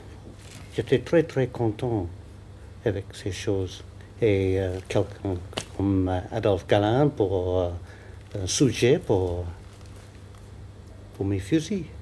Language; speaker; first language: French; non-native, learner; English